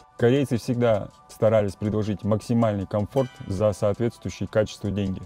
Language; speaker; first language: Russian; native; Russian